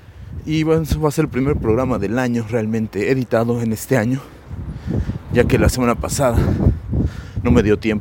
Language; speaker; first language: Spanish; native; Spanish